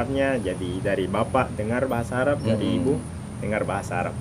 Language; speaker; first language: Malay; non-native, fluent; Arabic